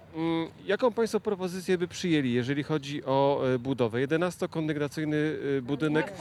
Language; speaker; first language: Polish; native; Polish